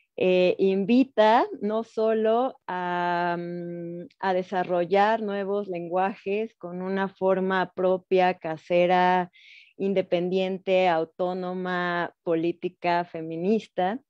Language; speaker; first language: Spanish; native; Spanish